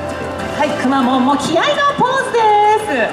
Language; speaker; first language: Japanese; native; Japanese